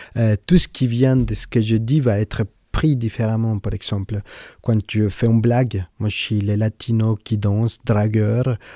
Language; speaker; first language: French; non-native, fluent; Spanish